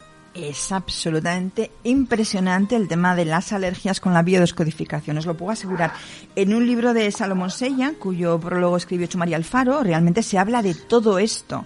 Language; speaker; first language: Spanish; native; Spanish